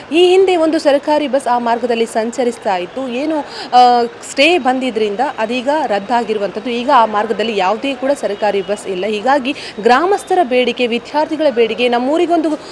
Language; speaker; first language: Kannada; native; Kannada